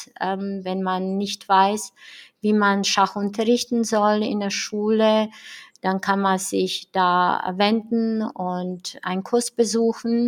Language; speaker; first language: German; non-native, fluent; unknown